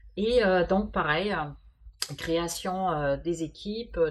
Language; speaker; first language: French; non-native, fluent; German